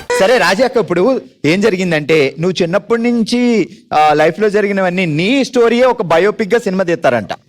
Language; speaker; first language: Telugu; native; Telugu